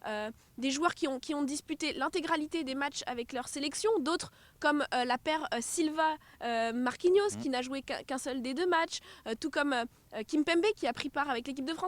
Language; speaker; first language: French; native; French